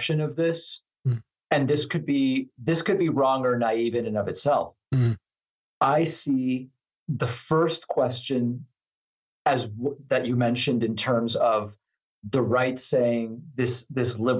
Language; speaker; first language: English; non-native, fluent; Spanish